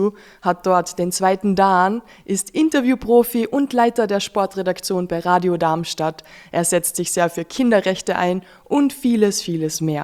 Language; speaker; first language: German; native; German